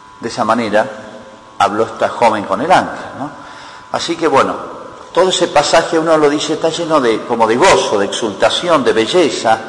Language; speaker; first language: Spanish; native; Spanish